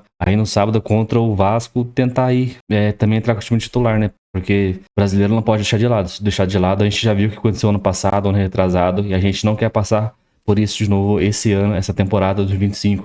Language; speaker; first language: Portuguese; native; Portuguese